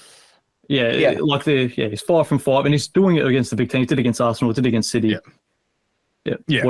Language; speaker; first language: English; native; English